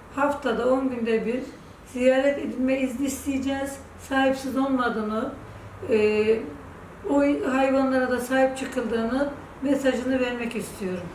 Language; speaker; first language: Turkish; native; Turkish